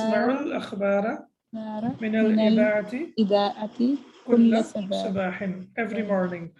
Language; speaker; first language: Arabic; non-native, fluent; English